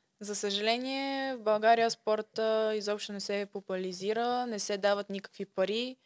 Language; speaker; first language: Bulgarian; early bilingual, other home language; Russian